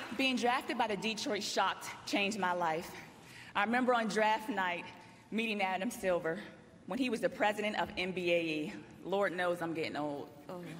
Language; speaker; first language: English; native; English